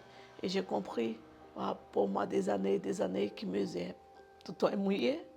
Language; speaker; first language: French; non-native, learner; Portuguese